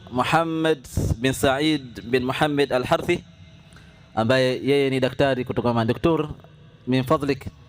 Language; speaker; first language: Swahili; native; Swahili